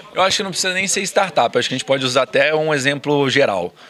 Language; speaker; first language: Portuguese; native; Portuguese